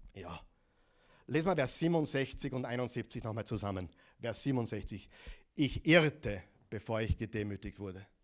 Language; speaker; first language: German; non-native, fluent; English